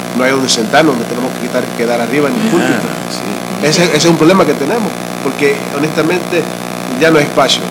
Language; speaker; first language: Spanish; early bilingual, heritage; Spanish